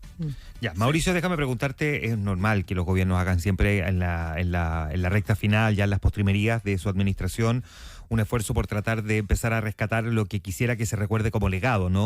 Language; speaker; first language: Spanish; native; Spanish